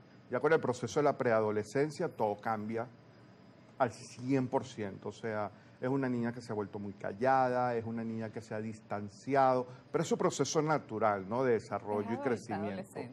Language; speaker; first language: Spanish; native; Spanish